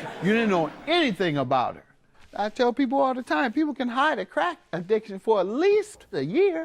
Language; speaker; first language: English; native; English